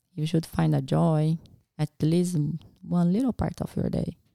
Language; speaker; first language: English; non-native, learner; Portuguese